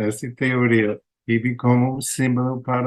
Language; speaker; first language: Portuguese; non-native, learner; English